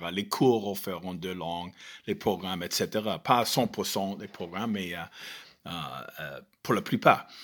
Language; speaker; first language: French; non-native, fluent; English